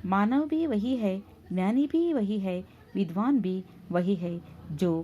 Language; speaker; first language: Hindi; non-native, local second language; Kannada